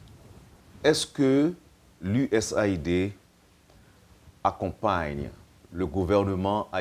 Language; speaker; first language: French; native; French